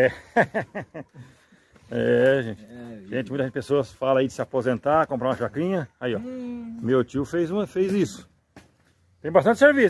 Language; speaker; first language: Portuguese; native; Portuguese